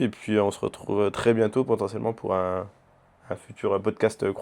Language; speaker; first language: French; native; French